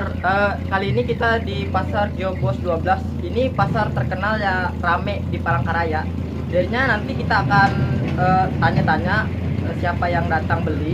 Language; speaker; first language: Indonesian; native; Indonesian